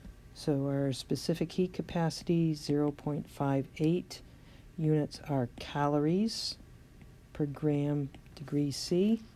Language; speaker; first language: English; native; English